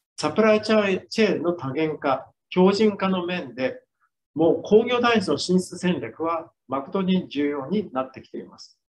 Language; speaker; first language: Japanese; native; Japanese